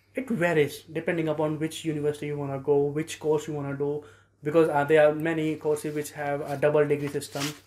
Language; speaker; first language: English; non-native, local second language; Nepali